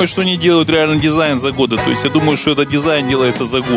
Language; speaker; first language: Russian; native; Russian